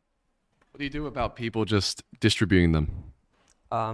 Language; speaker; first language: English; native; English